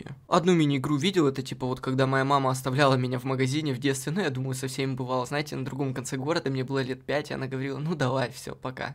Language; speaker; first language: Russian; native; Russian